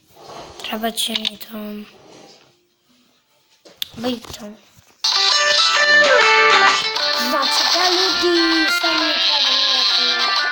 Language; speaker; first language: Bosnian; native; Bosnian